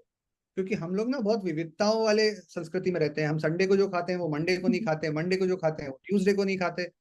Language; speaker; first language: Hindi; native; Hindi